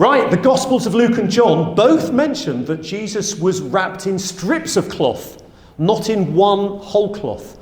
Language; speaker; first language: English; native; English